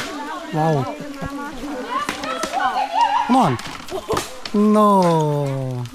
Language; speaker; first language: English; non-native, learner; Chinese